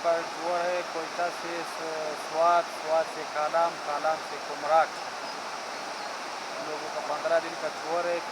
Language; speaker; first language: Hindi; non-native, local second language; Pashto